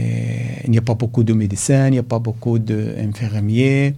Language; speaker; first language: French; non-native, learner; Arabic